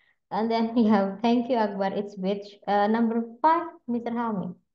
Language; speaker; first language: English; non-native, fluent; Indonesian